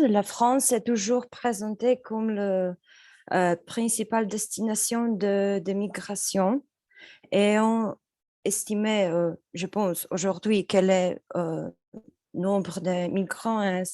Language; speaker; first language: French; non-native, learner; Polish